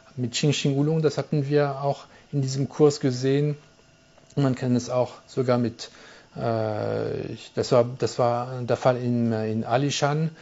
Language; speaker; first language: German; non-native, local second language; French